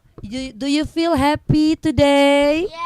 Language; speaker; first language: English; non-native, learner; Indonesian